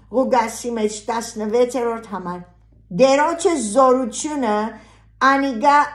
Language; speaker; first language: Armenian; early bilingual, heritage; Armenian